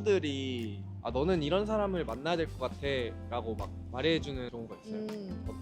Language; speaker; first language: Korean; native; Korean